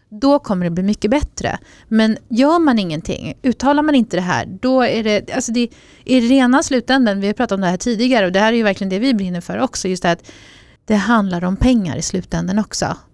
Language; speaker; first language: Swedish; native; Swedish